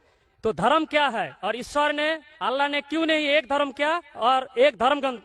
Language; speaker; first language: Hindi; non-native, local second language; Bangla